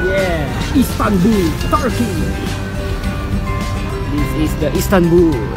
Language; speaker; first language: English; non-native, learner; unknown